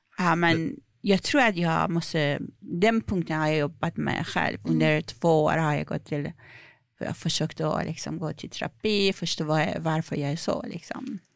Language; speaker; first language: Swedish; non-native, fluent; Persian